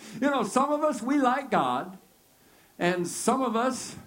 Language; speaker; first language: English; native; English